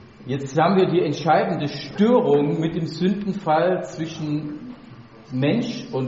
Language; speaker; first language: German; native; German